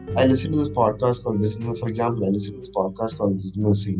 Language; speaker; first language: English; non-native, local second language; Malayalam